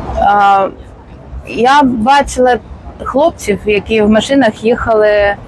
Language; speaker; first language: Ukrainian; non-native, local second language; Russian